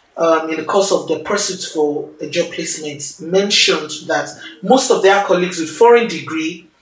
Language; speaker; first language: English; non-native, local second language; Yoruba